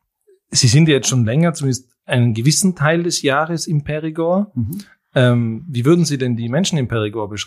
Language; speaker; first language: German; native; German